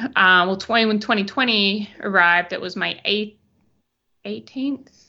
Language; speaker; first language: English; native; English